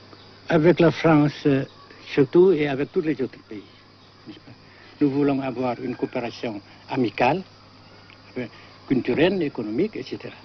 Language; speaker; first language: French; non-native, local second language; Vietnamese